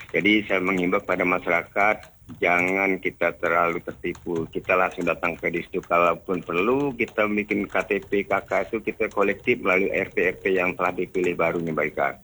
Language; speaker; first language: Indonesian; native; Indonesian